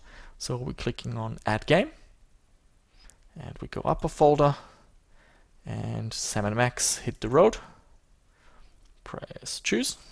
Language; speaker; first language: English; native; English